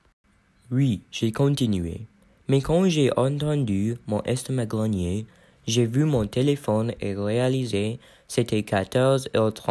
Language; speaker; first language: French; non-native, learner; English